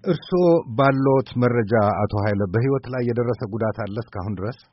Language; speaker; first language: Amharic; native; Amharic